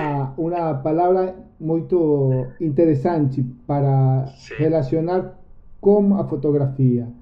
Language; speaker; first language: Portuguese; non-native, learner; Spanish